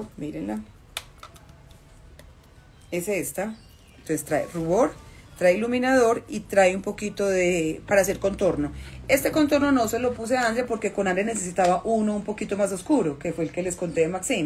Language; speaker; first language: Spanish; native; Spanish